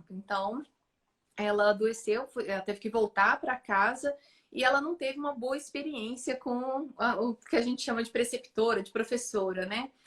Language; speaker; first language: Portuguese; native; Portuguese